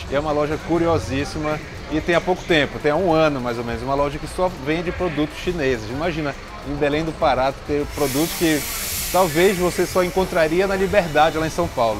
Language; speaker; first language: Portuguese; native; Portuguese